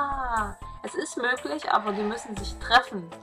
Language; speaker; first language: German; native; German